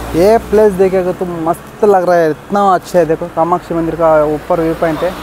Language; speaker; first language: Hindi; non-native, local second language; Kannada